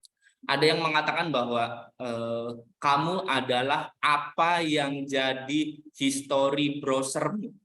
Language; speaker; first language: Indonesian; native; Indonesian